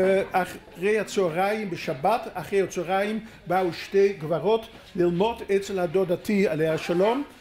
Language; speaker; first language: Hebrew; non-native, fluent; Dutch